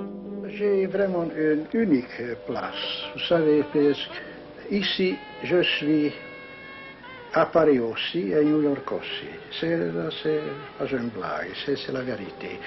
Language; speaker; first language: French; non-native, learner; Hungarian